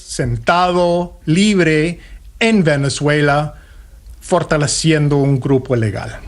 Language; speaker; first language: Spanish; non-native, fluent; English